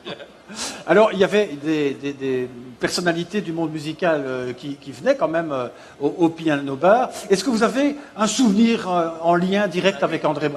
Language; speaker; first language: French; native; French